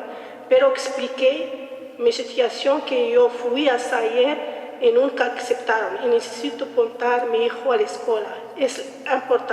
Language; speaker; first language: Spanish; non-native, learner; Arabic